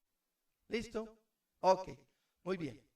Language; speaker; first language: Spanish; native; Spanish